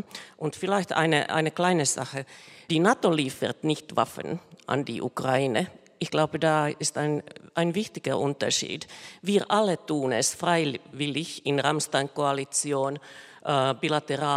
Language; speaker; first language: German; non-native, fluent; Finnish